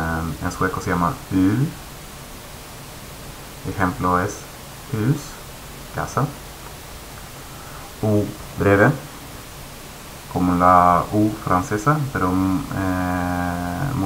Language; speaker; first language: Spanish; non-native, fluent; Swedish